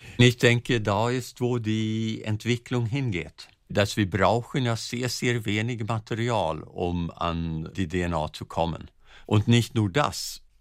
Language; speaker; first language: German; non-native, fluent; Swedish